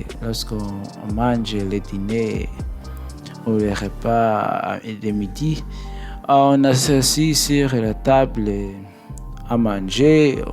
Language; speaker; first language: French; non-native, learner; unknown